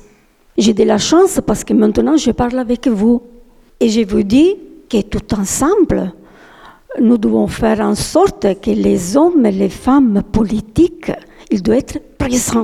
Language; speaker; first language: French; non-native, fluent; Italian